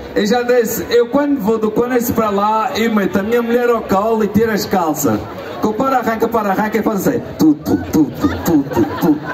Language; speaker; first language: Portuguese; early bilingual, heritage; Portuguese